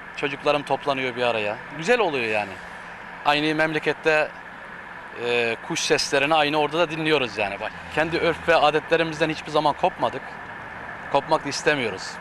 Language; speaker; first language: Turkish; native; Turkish